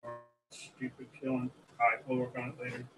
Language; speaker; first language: English; native; English